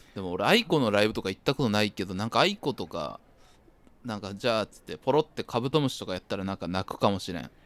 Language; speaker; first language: Japanese; native; Japanese